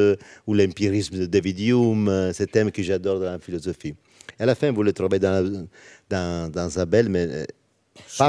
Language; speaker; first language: French; non-native, learner; Italian